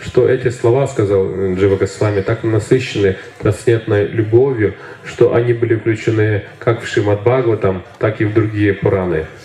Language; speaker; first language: Russian; native; Russian